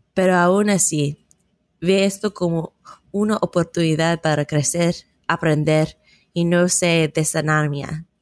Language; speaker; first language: Spanish; non-native, fluent; English